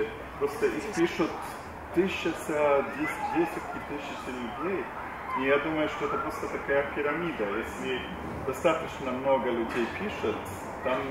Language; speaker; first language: Russian; non-native, fluent; Swedish